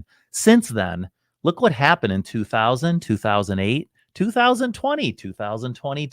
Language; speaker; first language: English; native; English